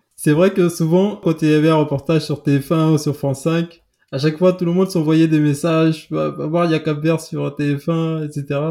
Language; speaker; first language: French; early bilingual, other home language; Kabuverdianu